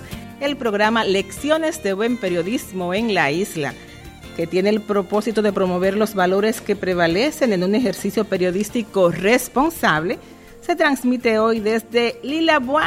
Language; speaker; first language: Spanish; native; Spanish